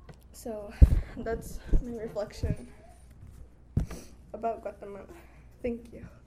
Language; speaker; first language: English; early bilingual, other home language; Spanish